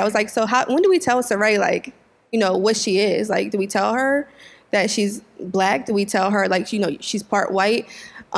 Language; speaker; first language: English; native; English